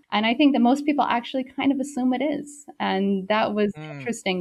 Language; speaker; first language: English; native; English